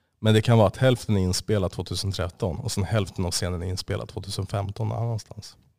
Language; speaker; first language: Swedish; native; Swedish